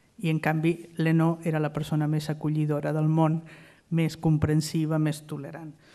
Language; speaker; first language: Catalan; non-native, fluent; Spanish